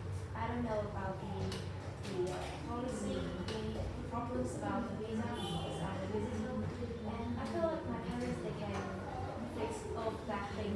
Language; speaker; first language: English; non-native, learner; Vietnamese